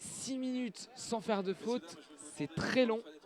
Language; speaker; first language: French; native; French